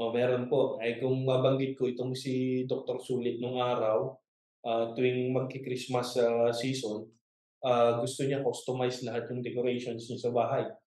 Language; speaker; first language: Filipino; native; Filipino